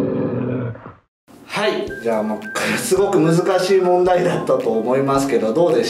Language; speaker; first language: Japanese; native; Japanese